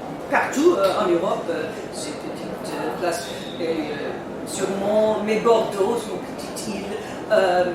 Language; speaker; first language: French; non-native, learner; English